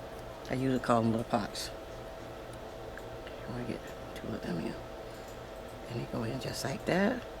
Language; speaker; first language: English; native; English